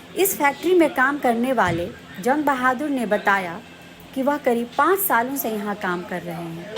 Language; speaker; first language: Hindi; native; Hindi